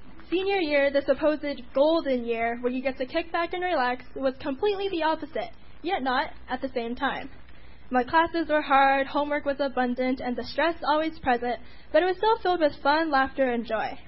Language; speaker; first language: English; early bilingual, other home language; Chinese